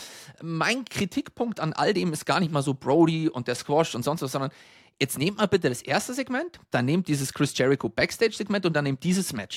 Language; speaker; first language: German; native; German